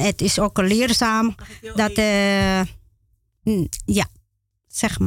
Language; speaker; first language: Dutch; non-native, learner; Spanish